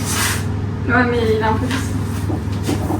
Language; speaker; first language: French; early bilingual, other home language; Armenian